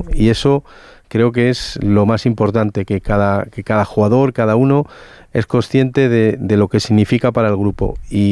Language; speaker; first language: Spanish; native; Spanish